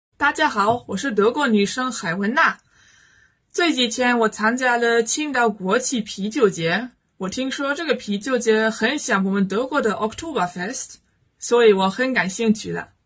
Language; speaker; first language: Chinese; non-native, fluent; German